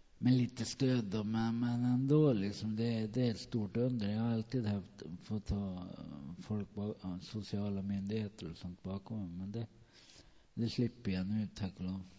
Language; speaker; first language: Swedish; native; Swedish